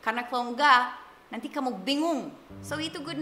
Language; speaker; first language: Indonesian; non-native, fluent; English